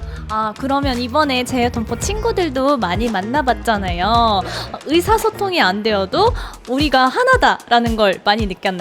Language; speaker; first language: Korean; early bilingual, heritage; Korean